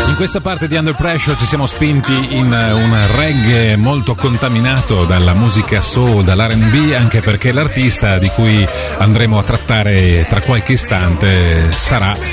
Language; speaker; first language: Italian; native; Italian